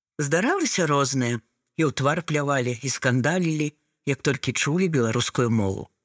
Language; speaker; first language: Belarusian; non-native, local second language; Russian